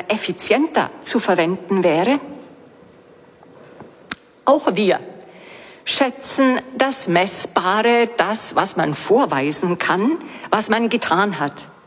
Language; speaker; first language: German; native; German